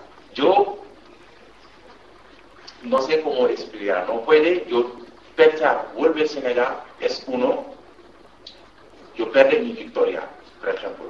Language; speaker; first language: Spanish; non-native, learner; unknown